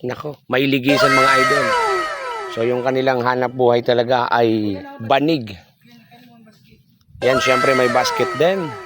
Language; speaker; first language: Filipino; non-native, local second language; Bikol